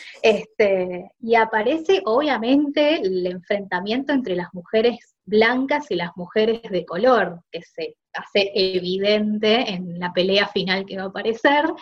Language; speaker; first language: Spanish; native; Spanish